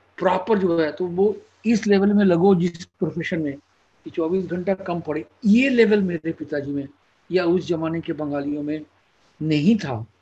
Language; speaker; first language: Hindi; non-native, local second language; Bangla